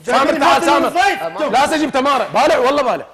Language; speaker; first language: Arabic; native; Arabic